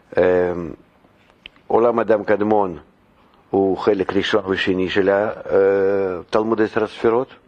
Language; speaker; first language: Hebrew; non-native, fluent; Russian